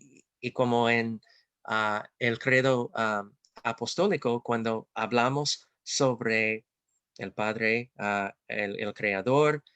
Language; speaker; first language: Spanish; non-native, fluent; English